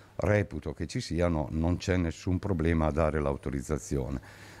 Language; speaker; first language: Italian; native; Italian